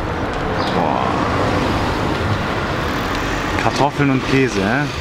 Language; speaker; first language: German; native; German